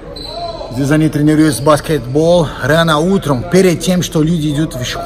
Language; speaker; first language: Russian; non-native, fluent; Portuguese